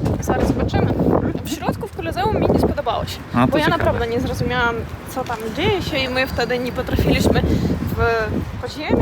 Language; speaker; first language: Polish; non-native, learner; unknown